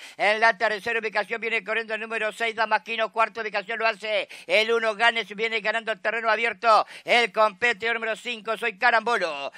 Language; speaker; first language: Spanish; native; Spanish